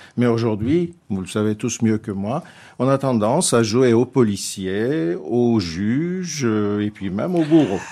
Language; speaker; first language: French; non-native, fluent; Turkish